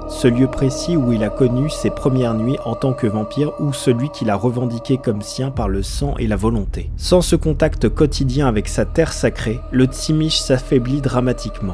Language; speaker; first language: French; native; French